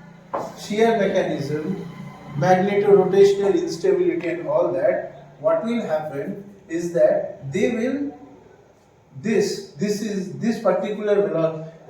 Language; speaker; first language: English; non-native, local second language; Bangla